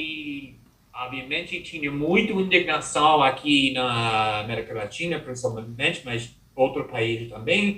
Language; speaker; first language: Portuguese; non-native, fluent; English